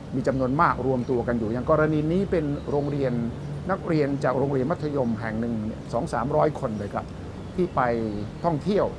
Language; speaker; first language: Thai; native; Thai